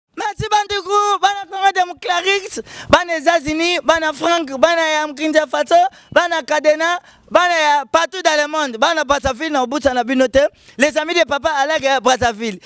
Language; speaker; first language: Lingala; native; Lingala